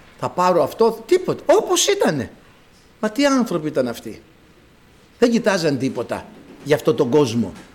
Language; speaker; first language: Greek; native; Greek